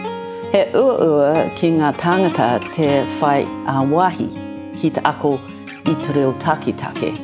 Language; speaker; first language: Māori; non-native, learner; English